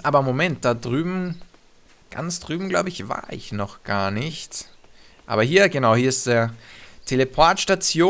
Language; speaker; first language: German; native; German